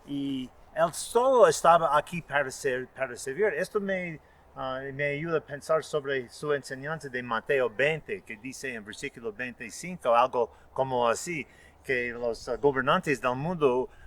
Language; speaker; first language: Spanish; non-native, fluent; English